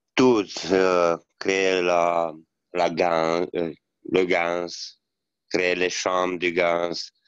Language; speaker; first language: French; non-native, learner; Italian